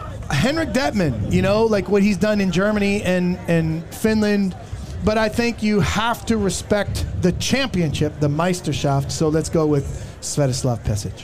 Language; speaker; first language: English; native; English